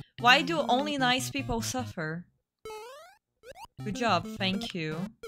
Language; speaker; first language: English; non-native, fluent; Portuguese